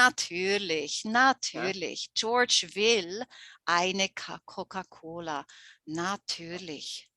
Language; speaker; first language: German; non-native, fluent; English